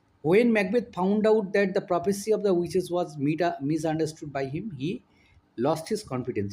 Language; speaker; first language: English; non-native, local second language; Bangla